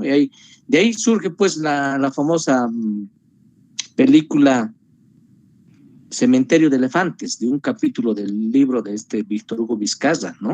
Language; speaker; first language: Spanish; native; Spanish